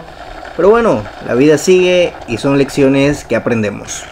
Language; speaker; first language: Spanish; native; Spanish